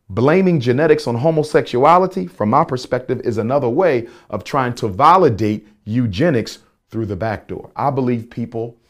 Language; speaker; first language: English; native; English